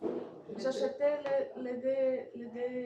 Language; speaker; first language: French; non-native, learner; Portuguese